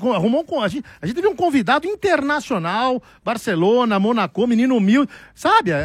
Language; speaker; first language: Portuguese; native; Portuguese